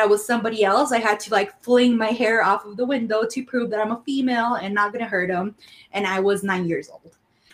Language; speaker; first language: English; early bilingual, other home language; Spanish